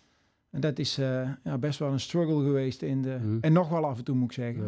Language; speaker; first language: Dutch; native; Dutch